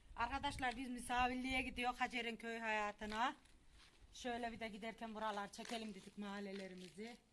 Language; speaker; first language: Turkish; native; Turkish